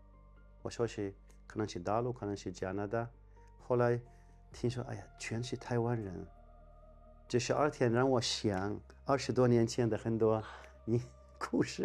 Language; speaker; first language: Chinese; non-native, fluent; Arabic